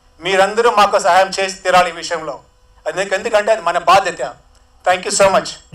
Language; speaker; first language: Telugu; native; Telugu